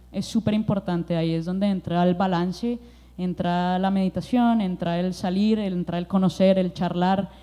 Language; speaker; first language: Spanish; native; Spanish